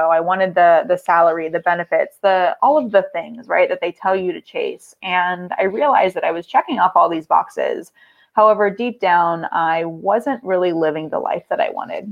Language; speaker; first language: English; native; English